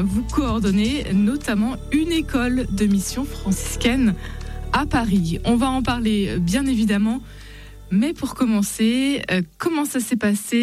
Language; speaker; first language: French; native; French